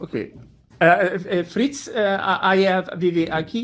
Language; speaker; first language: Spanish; non-native, learner; German